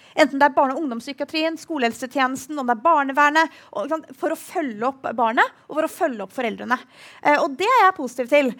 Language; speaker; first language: Norwegian; native; Norwegian